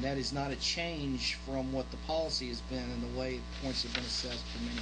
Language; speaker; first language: English; native; English